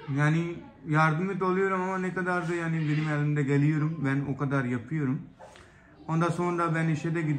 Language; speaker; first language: Turkish; non-native, learner; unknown